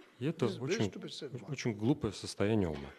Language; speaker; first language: Russian; native; Russian